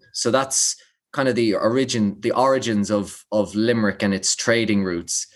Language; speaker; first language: English; native; English